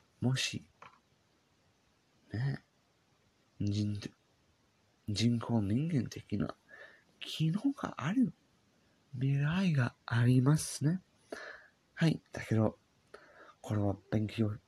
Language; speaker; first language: Japanese; non-native, learner; English